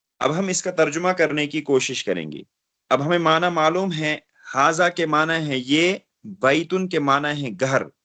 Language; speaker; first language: Urdu; non-native, local second language; Kashmiri